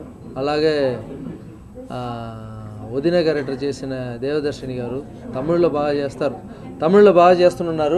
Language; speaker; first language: Telugu; non-native, fluent; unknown